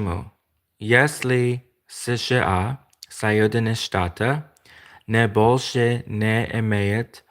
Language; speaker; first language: Russian; non-native, learner; English